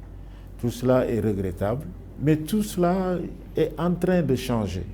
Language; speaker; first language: French; non-native, local second language; Wolof